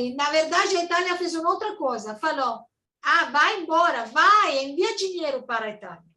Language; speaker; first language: Portuguese; non-native, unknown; Italian